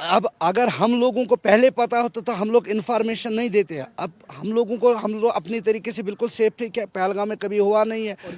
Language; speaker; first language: Hindi; non-native, local second language; Kashmiri